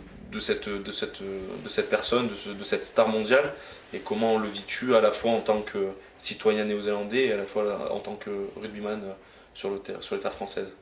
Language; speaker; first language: French; native; French